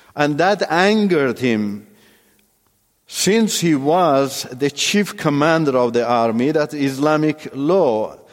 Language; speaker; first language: English; non-native, fluent; Turkish